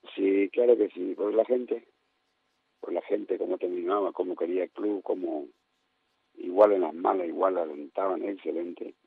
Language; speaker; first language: Spanish; native; Spanish